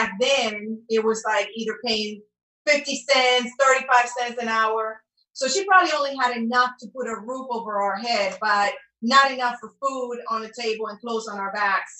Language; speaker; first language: English; non-native, fluent; Spanish